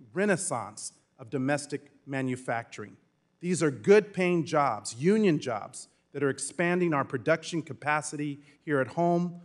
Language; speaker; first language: English; native; English